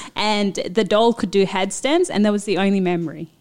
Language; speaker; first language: English; early bilingual, other home language; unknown